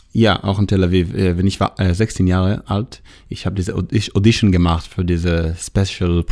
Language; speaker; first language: German; non-native, learner; Hebrew